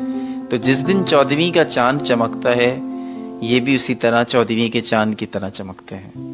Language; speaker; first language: Urdu; native; Urdu